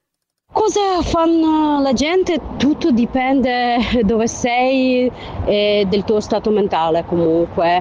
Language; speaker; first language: Italian; non-native, fluent; Ukrainian